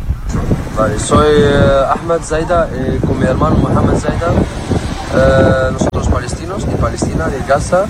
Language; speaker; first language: Spanish; non-native, learner; Arabic